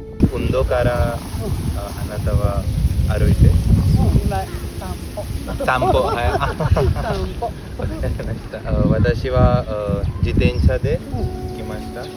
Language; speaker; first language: Japanese; non-native, learner; Hindi